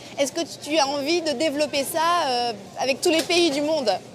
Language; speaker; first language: French; native; French